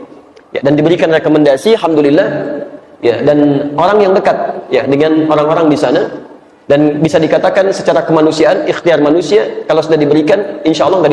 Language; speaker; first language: Indonesian; native; Indonesian